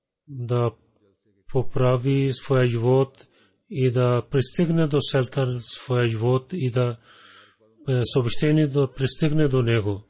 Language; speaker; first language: Bulgarian; non-native, learner; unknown